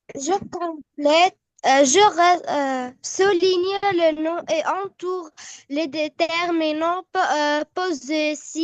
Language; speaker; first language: French; non-native, learner; Arabic